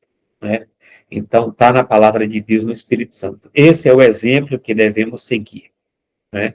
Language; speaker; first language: Portuguese; native; Portuguese